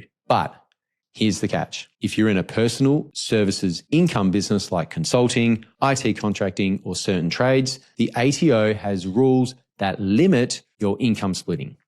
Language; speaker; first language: English; native; English